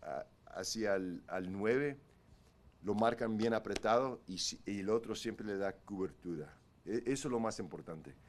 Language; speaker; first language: Spanish; early bilingual, heritage; Spanish